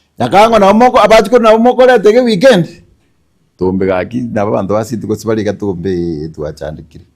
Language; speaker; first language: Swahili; non-native, local second language; Gusii